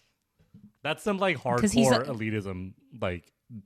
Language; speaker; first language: English; native; English